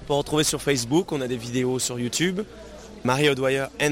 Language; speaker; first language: French; native; French